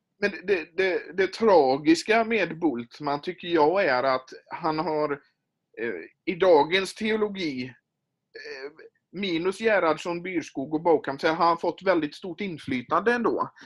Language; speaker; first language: Swedish; native; Swedish